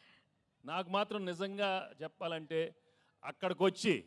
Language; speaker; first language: Telugu; native; Telugu